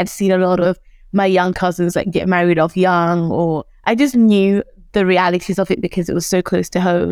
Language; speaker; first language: English; early bilingual, other home language; Shona